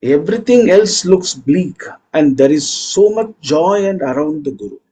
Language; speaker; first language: English; non-native, local second language; Tamil